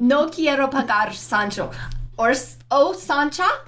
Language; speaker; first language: Spanish; non-native, learner; English